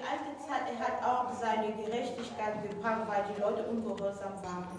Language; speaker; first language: German; non-native, fluent; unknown